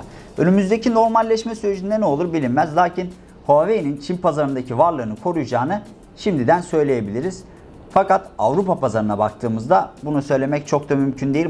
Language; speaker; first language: Turkish; native; Turkish